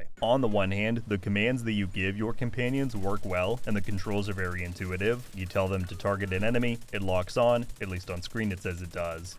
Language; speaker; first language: English; native; English